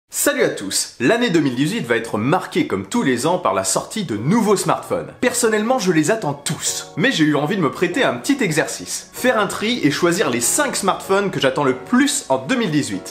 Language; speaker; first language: French; native; French